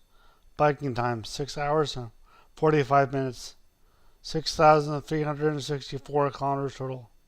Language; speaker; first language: English; native; English